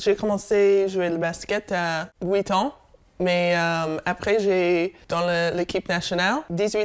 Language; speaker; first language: French; non-native, learner; English